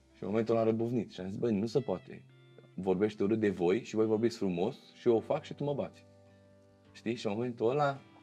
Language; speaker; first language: Romanian; early bilingual, heritage; Romanian